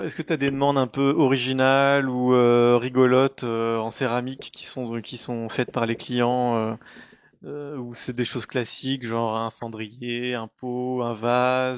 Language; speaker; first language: French; native; French